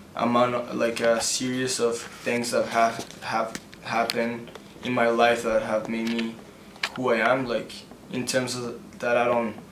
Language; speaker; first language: English; early bilingual, other home language; Spanish